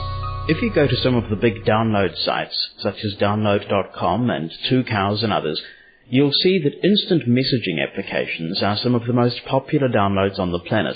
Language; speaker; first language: English; native; English